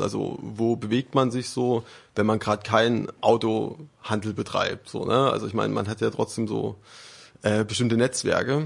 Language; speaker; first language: German; native; German